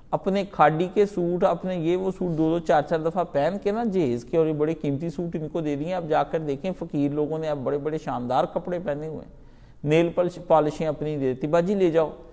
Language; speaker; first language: Urdu; non-native, local second language; Punjabi